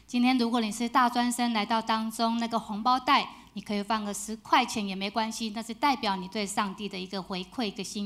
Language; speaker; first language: Chinese; native; Chinese